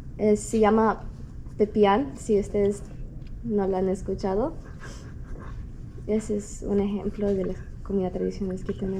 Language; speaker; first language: Spanish; early bilingual, heritage; Spanish